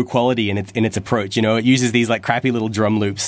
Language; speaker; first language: English; native; English